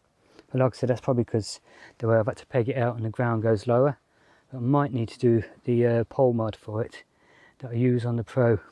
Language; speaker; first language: English; native; English